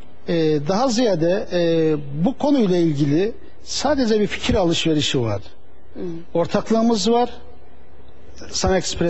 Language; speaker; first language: Turkish; native; Turkish